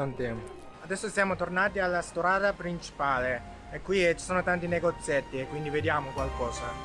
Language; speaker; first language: Italian; non-native, learner; Japanese